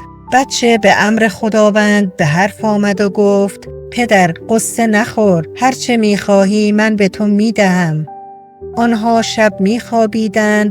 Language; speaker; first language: Persian; native; Persian